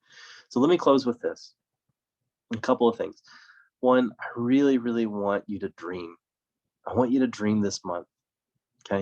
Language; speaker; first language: English; native; English